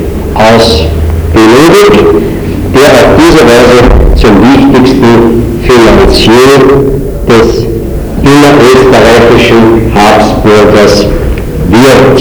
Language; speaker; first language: German; native; German